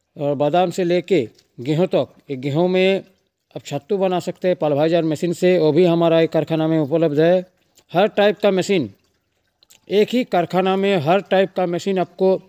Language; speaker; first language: Hindi; non-native, local second language; Bangla